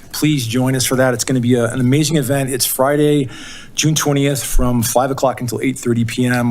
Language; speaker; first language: English; native; English